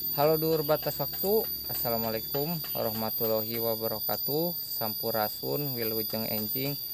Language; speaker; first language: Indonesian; non-native, local second language; Sundanese